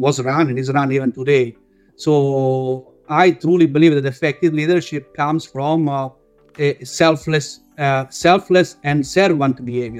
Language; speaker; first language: English; non-native, fluent; Italian